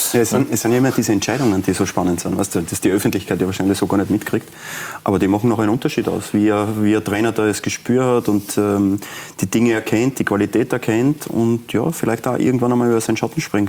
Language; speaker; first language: German; native; German